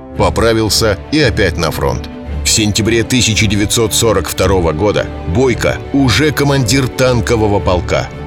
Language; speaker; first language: Russian; native; Russian